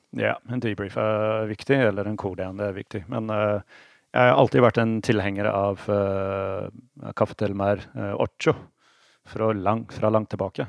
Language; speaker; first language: Norwegian; non-native, fluent; English